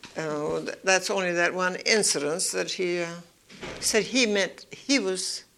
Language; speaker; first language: English; early bilingual, other home language; Dutch